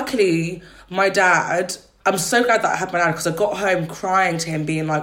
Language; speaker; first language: English; native; English